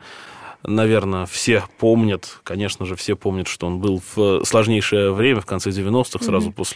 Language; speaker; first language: Russian; native; Russian